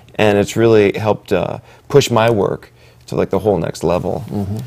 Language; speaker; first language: English; native; English